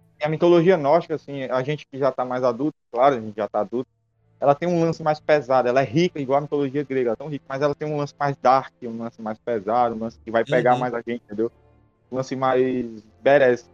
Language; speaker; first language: Portuguese; native; Portuguese